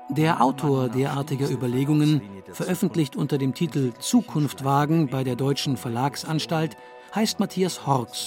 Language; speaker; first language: German; native; German